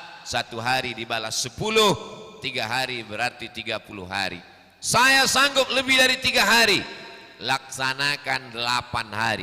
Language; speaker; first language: Indonesian; native; Indonesian